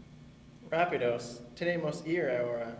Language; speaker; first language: Spanish; non-native, learner; English